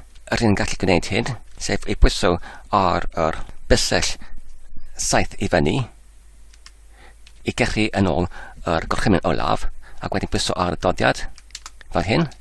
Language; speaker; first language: Welsh; non-native, learner; English